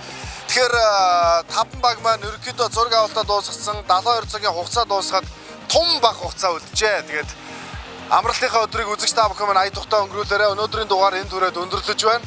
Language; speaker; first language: Mongolian; native; Mongolian